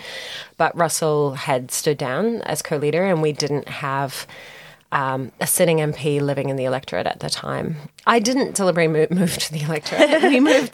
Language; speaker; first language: English; native; English